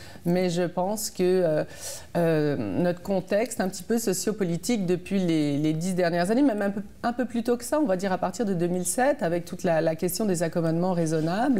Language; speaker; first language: French; native; French